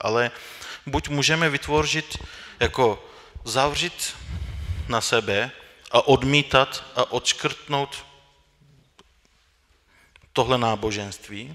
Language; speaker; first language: Czech; non-native, fluent; Turkish